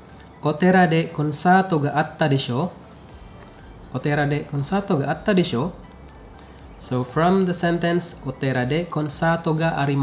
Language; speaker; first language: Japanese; non-native, fluent; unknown